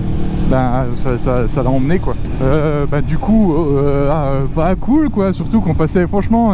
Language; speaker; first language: French; native; French